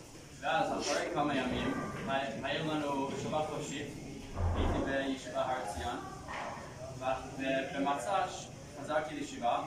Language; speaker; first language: Hebrew; non-native, fluent; English